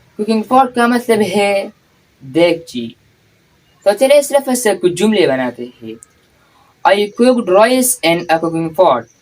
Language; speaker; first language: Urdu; non-native, local second language; Pashto